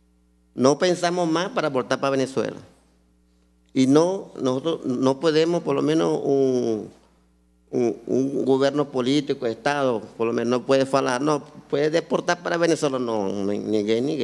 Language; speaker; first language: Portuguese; non-native, learner; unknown